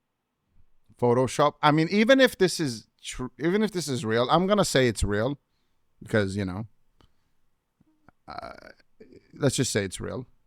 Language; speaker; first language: English; native; English